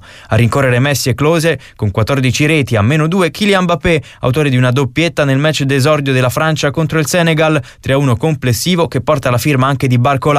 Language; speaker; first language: Italian; native; Italian